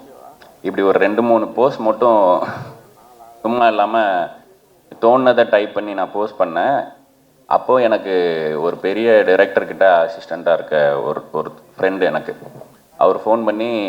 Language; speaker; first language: Tamil; native; Tamil